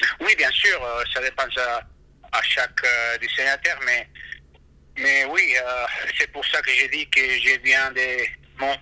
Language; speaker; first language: French; non-native, fluent; Spanish